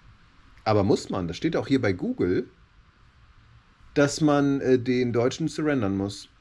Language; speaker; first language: German; native; German